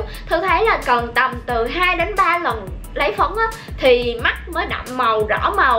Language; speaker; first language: Vietnamese; native; Vietnamese